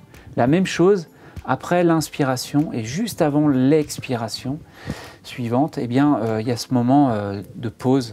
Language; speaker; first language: French; native; French